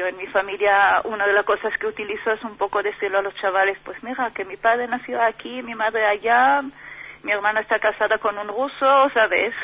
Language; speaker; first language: Spanish; non-native, fluent; Hebrew